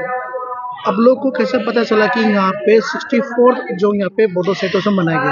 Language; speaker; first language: Hindi; non-native, local second language; Bodo